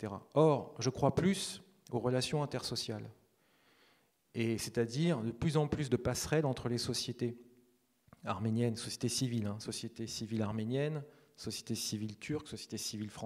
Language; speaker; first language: French; native; French